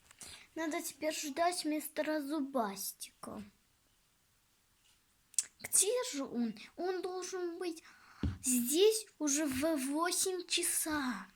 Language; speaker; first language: Russian; non-native, local second language; Kazakh